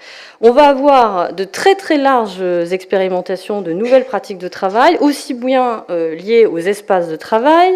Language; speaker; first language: French; native; French